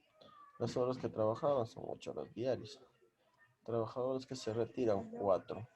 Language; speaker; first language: Spanish; native; Spanish